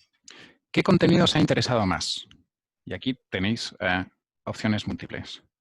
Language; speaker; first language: Spanish; native; Spanish